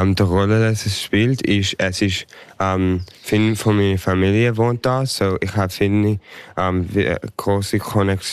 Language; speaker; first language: German; early bilingual, heritage; English